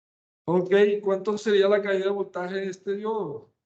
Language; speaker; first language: Spanish; native; Spanish